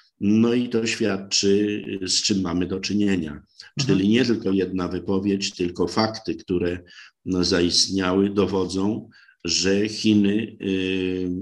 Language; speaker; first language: Polish; native; Polish